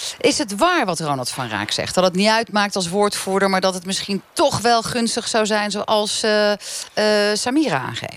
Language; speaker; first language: Dutch; native; Dutch